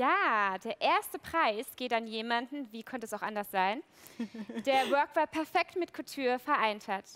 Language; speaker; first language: German; native; German